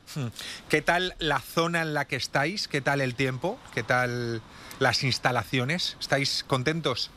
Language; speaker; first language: Spanish; native; Spanish